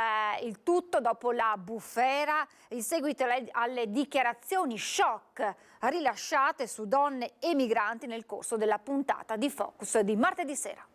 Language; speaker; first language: Italian; native; Italian